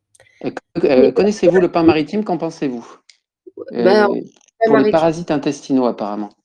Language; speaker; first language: French; native; French